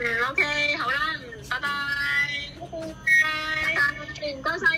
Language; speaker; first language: Cantonese; native; Cantonese